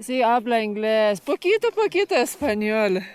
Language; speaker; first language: Spanish; non-native, learner; Lithuanian